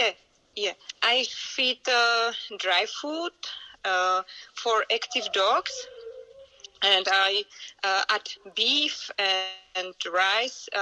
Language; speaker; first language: English; non-native, learner; Czech